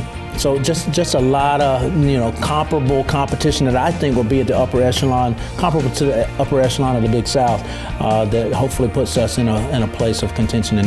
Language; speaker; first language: English; native; English